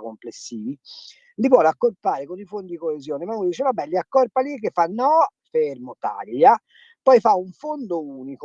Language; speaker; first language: Italian; native; Italian